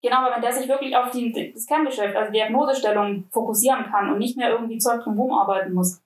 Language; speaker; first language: German; native; German